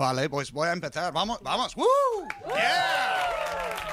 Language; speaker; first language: Spanish; non-native, fluent; English